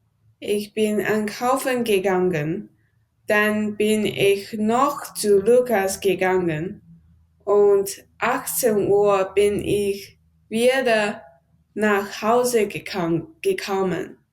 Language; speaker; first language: German; non-native, learner; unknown